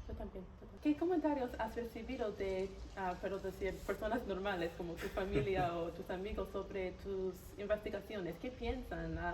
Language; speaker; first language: Spanish; non-native, learner; English